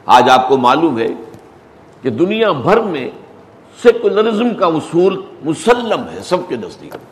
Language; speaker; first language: Urdu; native; Urdu